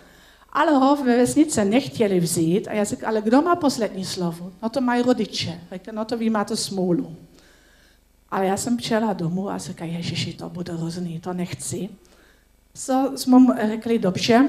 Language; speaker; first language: Czech; non-native, learner; Dutch